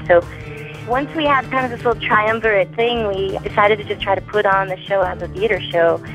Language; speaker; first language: English; native; English